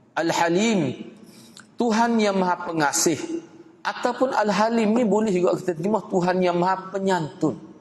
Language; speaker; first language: Malay; native; Malay